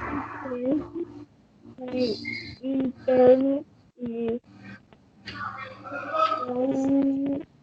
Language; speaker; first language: English; non-native, learner; Spanish